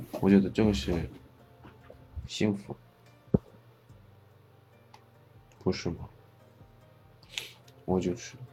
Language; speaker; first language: Chinese; non-native, fluent; Korean